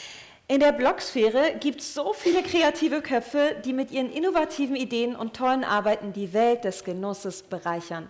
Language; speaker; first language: German; native; German